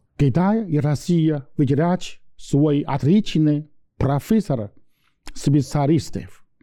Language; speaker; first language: Russian; non-native, learner; Chinese